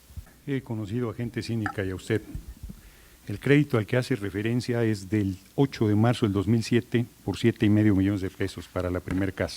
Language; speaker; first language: Spanish; native; Spanish